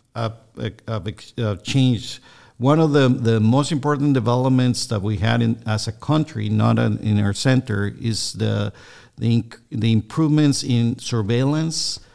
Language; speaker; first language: English; non-native, fluent; Spanish